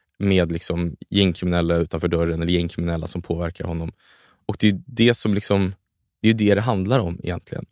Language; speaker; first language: Swedish; native; Swedish